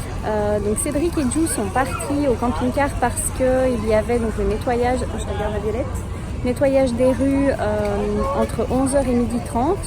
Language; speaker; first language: French; native; French